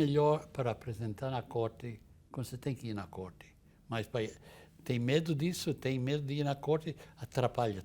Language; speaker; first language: Portuguese; non-native, fluent; English